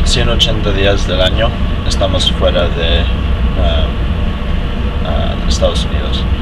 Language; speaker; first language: Spanish; early bilingual, heritage; Spanish